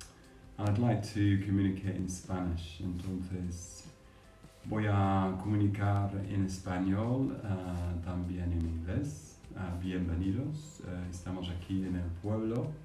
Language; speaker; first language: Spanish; non-native, fluent; English